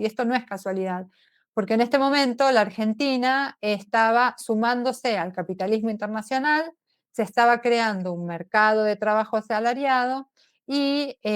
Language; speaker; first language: Spanish; native; Spanish